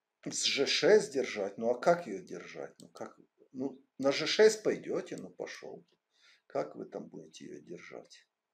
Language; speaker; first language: Russian; non-native, local second language; Ukrainian